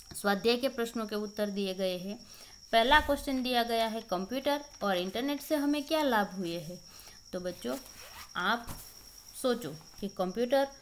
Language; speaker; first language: Hindi; non-native, local second language; Gujarati